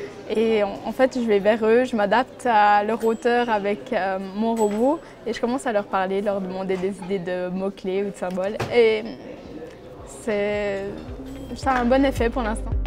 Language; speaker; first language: French; native; French